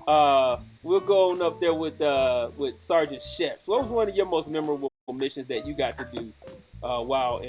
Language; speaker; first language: English; native; English